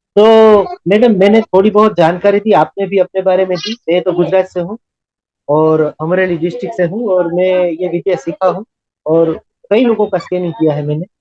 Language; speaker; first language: Hindi; non-native, local second language; Gujarati